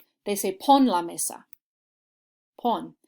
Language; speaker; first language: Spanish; non-native, fluent; English